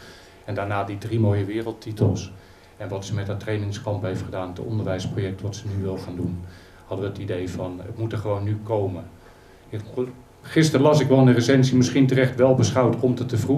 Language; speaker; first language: Dutch; native; Dutch